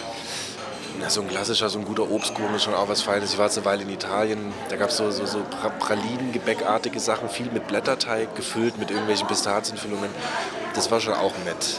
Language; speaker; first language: German; native; German